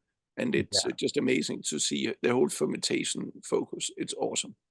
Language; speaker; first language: English; non-native, fluent; Danish